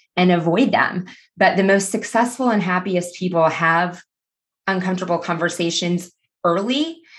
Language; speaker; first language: English; native; English